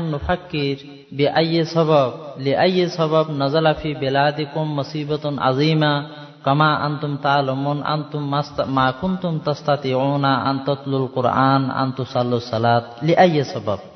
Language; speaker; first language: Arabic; non-native, fluent; Bangla